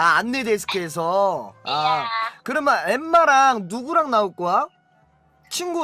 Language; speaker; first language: Korean; native; Korean